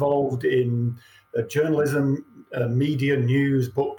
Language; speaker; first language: English; native; English